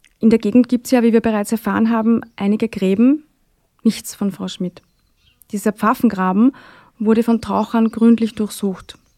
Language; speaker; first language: German; native; German